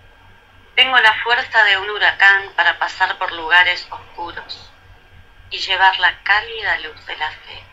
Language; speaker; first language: Spanish; native; Spanish